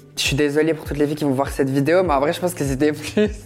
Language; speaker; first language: French; native; French